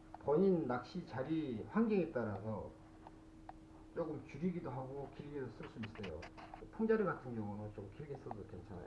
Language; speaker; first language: Korean; native; Korean